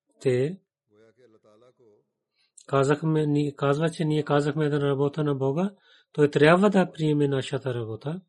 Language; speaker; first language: Bulgarian; non-native, learner; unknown